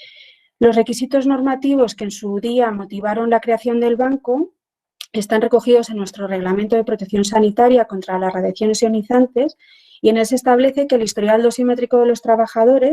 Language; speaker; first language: Spanish; native; Spanish